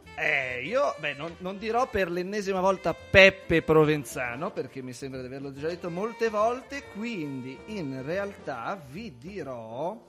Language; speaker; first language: Italian; native; Italian